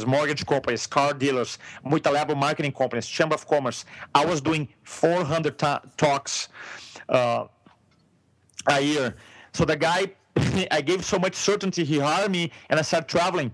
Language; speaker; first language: English; non-native, fluent; Portuguese